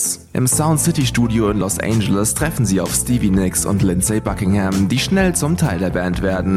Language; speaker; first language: German; native; German